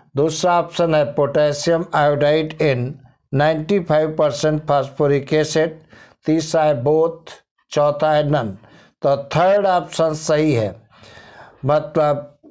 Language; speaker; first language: Hindi; native; Hindi